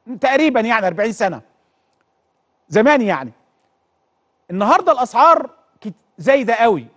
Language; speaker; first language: Arabic; native; Arabic